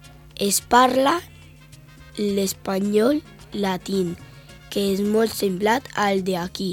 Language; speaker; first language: Catalan; early bilingual, other home language; Spanish